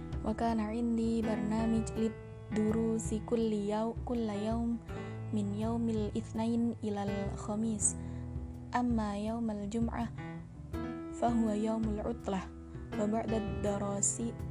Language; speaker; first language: Arabic; non-native, learner; Indonesian